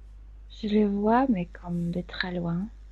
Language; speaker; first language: French; non-native, fluent; Spanish